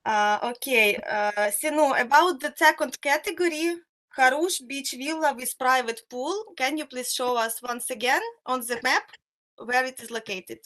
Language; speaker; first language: English; non-native, fluent; Russian